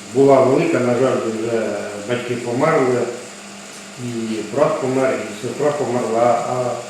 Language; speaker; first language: Ukrainian; native; Ukrainian